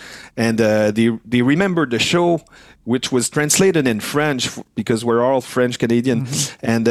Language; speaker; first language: English; non-native, fluent; French